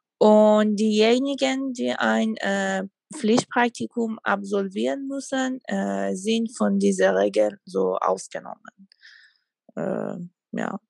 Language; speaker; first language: German; non-native, fluent; Persian